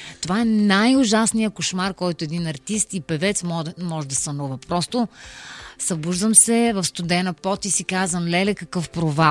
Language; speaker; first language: Bulgarian; native; Bulgarian